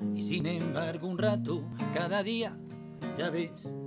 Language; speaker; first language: Spanish; native; Spanish